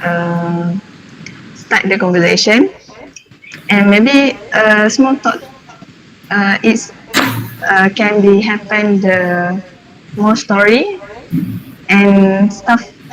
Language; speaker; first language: English; non-native, learner; Malay